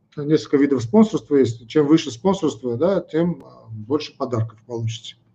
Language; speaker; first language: Russian; non-native, local second language; Armenian